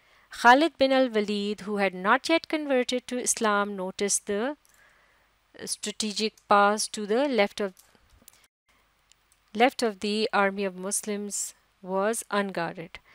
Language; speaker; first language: English; non-native, local second language; Urdu